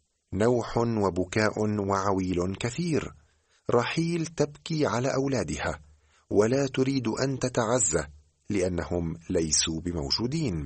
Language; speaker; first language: Arabic; native; Arabic